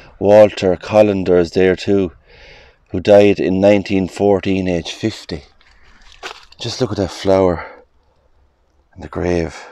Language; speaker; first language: English; native; English